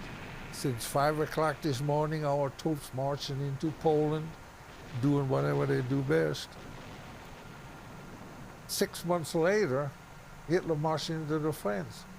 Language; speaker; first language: English; non-native, fluent; German